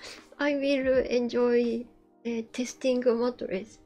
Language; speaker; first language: English; non-native, learner; Japanese